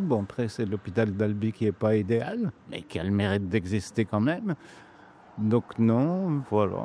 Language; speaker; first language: French; native; French